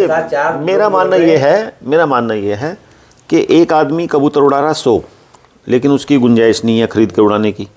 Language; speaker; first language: Hindi; native; Hindi